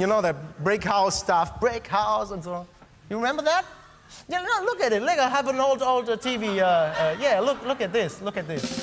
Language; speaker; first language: English; non-native, fluent; German